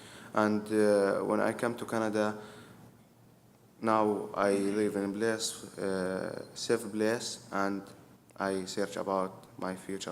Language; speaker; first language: English; non-native, learner; Arabic